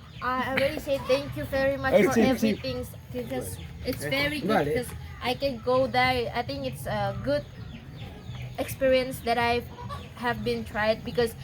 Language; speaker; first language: English; non-native, learner; Indonesian